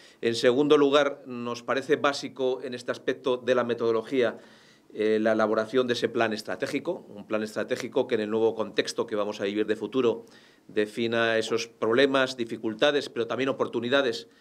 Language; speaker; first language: Spanish; native; Spanish